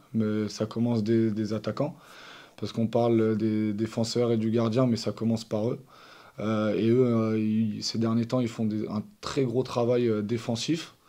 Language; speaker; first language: French; native; French